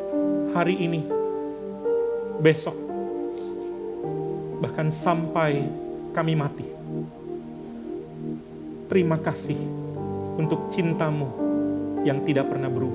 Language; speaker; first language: Indonesian; native; Indonesian